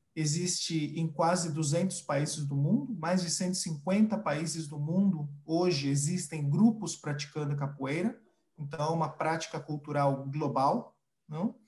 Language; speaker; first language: Portuguese; early bilingual, other home language; Spanish